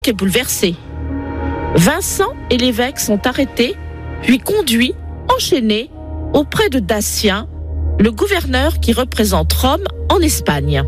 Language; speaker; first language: French; native; French